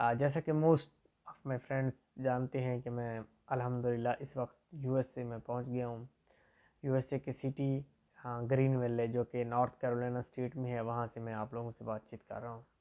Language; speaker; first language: Urdu; non-native, local second language; Saraiki